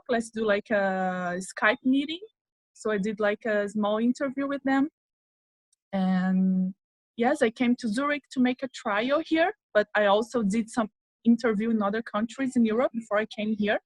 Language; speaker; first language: English; non-native, fluent; Portuguese